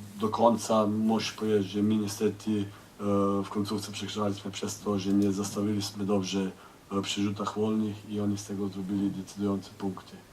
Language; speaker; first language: Polish; non-native, fluent; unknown